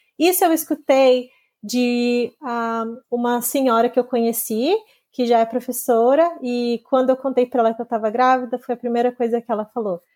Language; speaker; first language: Portuguese; native; Portuguese